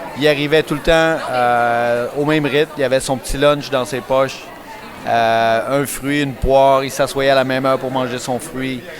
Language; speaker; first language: French; native; French